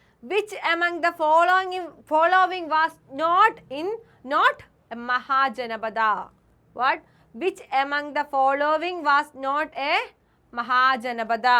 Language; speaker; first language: English; non-native, local second language; Malayalam